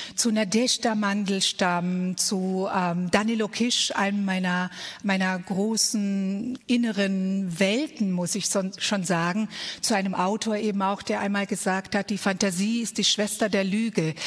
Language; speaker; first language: German; early bilingual, other home language; Croatian